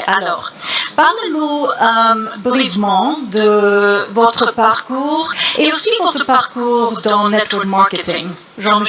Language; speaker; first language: French; non-native, learner; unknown